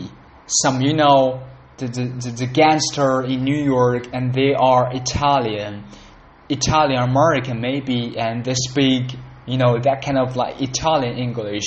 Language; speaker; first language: English; non-native, learner; Chinese